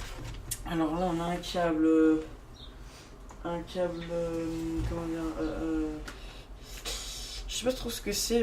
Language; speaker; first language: French; native; French